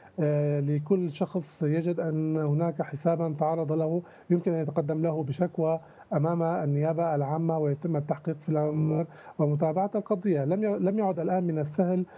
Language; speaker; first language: Arabic; native; Arabic